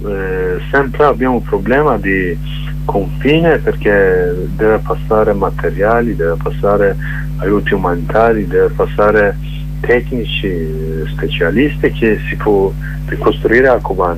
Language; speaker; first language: Italian; non-native, learner; Kurdish